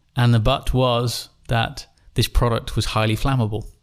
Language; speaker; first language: English; native; English